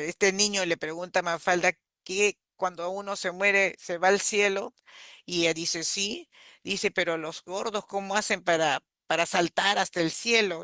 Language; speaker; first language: Spanish; native; Spanish